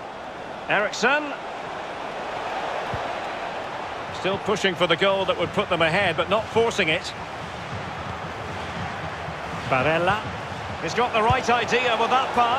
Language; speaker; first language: English; native; English